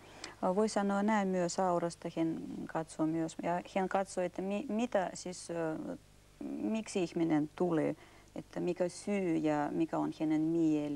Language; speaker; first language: Finnish; non-native, fluent; Russian